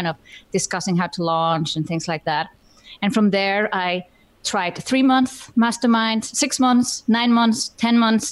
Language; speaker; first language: English; non-native, fluent; Icelandic